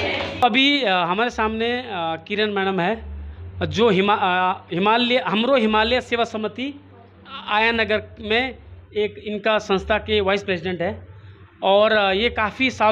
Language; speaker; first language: Hindi; native; Hindi